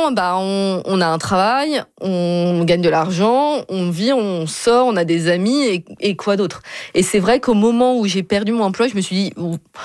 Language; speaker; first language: French; native; French